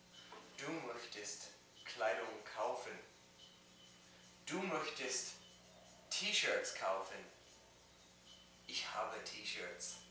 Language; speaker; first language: German; non-native, learner; English